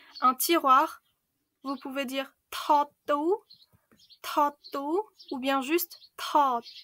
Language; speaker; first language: French; early bilingual, other home language; Khmer